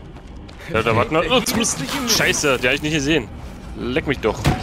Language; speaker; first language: German; native; German